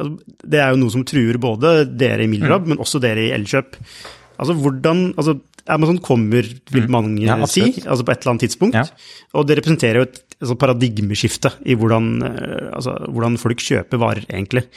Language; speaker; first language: Norwegian; native; Norwegian